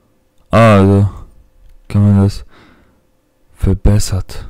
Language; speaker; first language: German; non-native, fluent; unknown